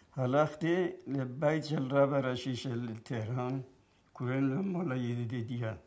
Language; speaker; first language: Hebrew; non-native, fluent; Persian